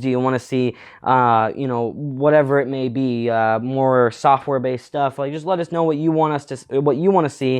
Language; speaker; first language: English; native; English